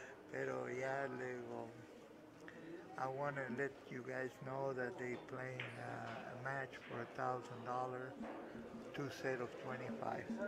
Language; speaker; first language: English; non-native, learner; Spanish